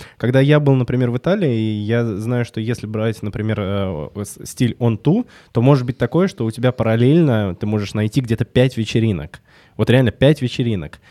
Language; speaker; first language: Russian; native; Russian